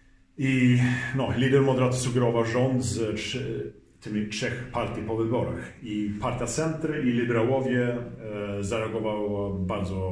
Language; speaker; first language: Polish; early bilingual, heritage; Swedish